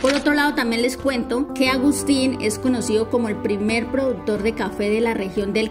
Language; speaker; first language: Spanish; native; Spanish